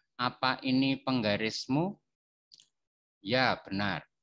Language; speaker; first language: Indonesian; native; Indonesian